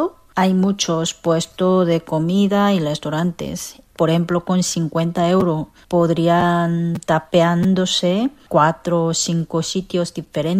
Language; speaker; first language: Spanish; non-native, fluent; Korean